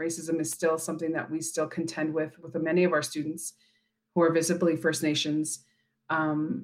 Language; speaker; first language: English; native; English